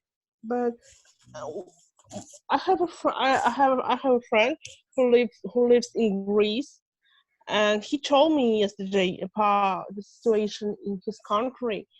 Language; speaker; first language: English; non-native, fluent; Russian